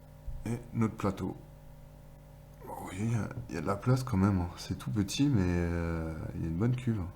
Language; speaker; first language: French; native; French